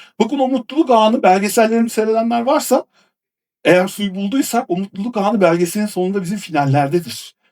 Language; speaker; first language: Turkish; native; Turkish